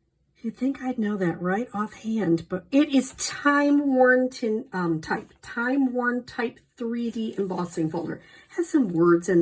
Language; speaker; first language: English; native; English